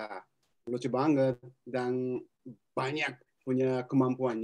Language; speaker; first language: Indonesian; non-native, fluent; Japanese